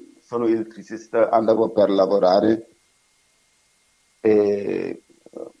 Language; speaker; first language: Italian; non-native, learner; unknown